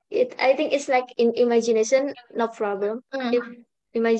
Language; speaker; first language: English; non-native, learner; Indonesian